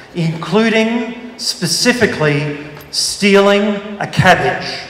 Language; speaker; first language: English; native; English